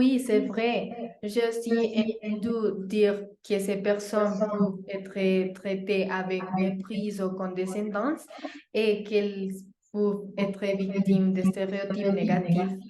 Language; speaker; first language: French; non-native, learner; Spanish